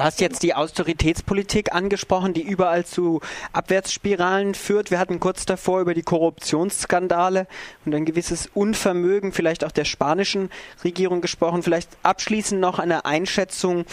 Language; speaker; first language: German; native; German